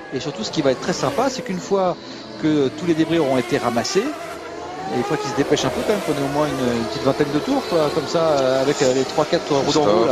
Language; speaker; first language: French; native; French